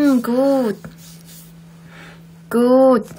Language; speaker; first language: English; non-native, learner; Korean